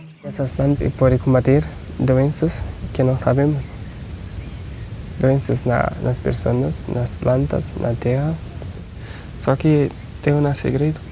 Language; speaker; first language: Portuguese; non-native, local second language; Kabuverdianu